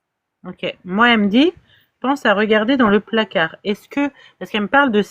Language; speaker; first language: French; native; French